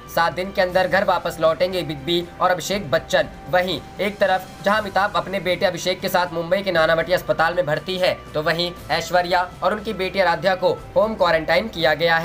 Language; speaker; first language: Hindi; native; Hindi